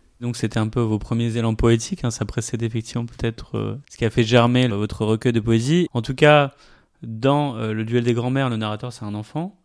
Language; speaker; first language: French; native; French